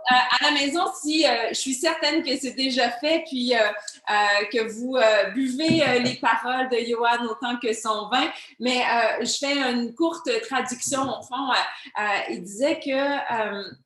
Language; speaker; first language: French; native; French